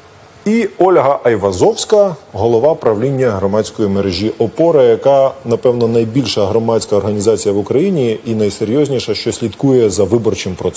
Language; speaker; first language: Ukrainian; native; Ukrainian